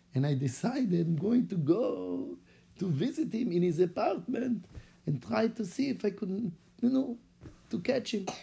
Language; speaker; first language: English; non-native, fluent; Hebrew